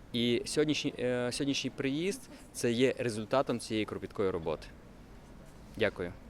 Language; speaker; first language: Ukrainian; native; Ukrainian